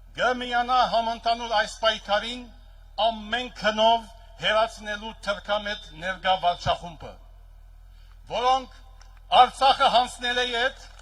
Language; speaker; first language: Armenian; early bilingual, heritage; Armenian